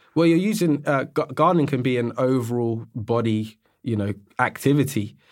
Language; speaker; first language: English; native; English